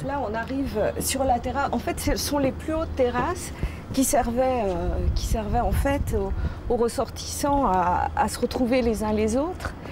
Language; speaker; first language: French; native; French